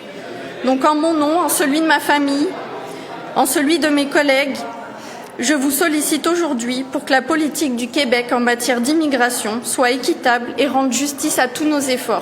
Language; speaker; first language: French; native; French